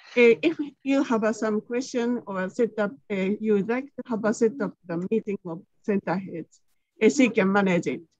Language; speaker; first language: English; non-native, learner; Japanese